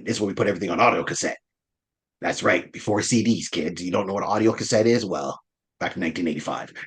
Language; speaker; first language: English; native; English